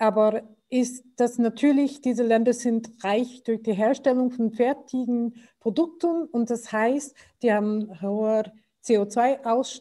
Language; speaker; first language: German; non-native, fluent; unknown